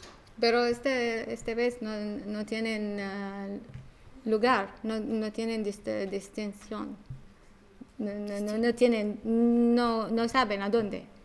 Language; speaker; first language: Spanish; non-native, learner; Arabic